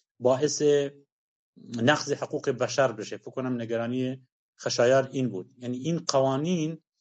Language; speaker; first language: Persian; non-native, local second language; Kurdish